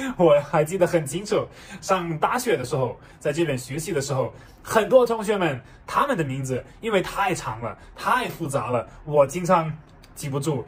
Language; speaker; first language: Chinese; non-native, fluent; German